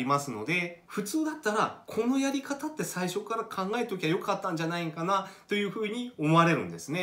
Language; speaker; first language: Japanese; native; Japanese